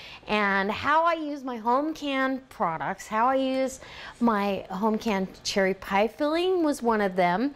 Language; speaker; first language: English; native; English